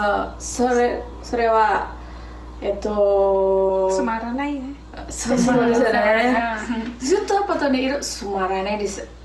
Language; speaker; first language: Japanese; non-native, learner; Indonesian